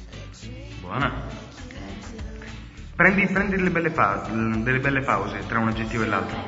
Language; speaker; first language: Italian; native; Italian